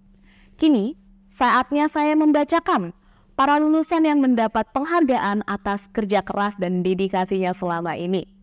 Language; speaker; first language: Indonesian; native; Indonesian